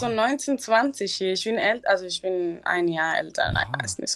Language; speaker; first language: German; non-native, learner; Spanish